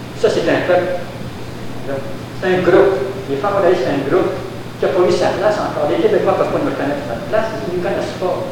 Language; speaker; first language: French; native; French